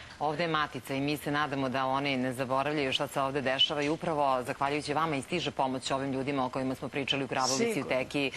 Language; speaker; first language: Serbian; native; Serbian